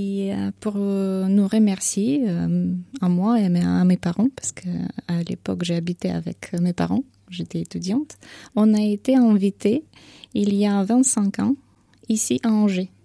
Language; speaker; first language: French; non-native, fluent; Ukrainian